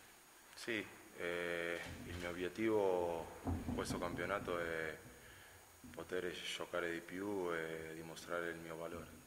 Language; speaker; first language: Italian; non-native, fluent; Spanish